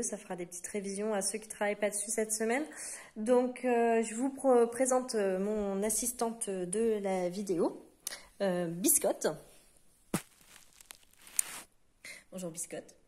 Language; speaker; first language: French; native; French